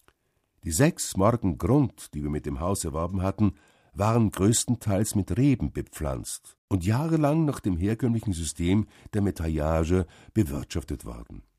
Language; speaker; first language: German; native; German